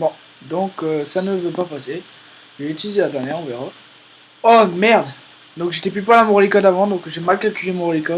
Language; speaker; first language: French; native; French